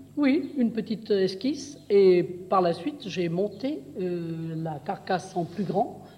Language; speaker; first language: French; native; French